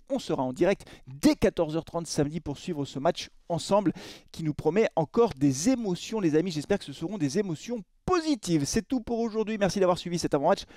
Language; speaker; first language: French; native; French